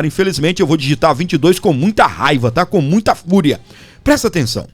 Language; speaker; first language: Portuguese; native; Portuguese